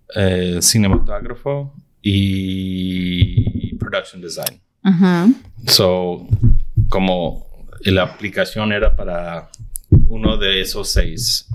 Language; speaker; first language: Spanish; early bilingual, heritage; Spanish